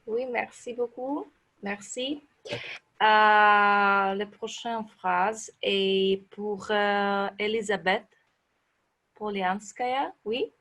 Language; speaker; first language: French; non-native, learner; Russian